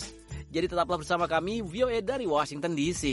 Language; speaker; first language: Indonesian; native; Indonesian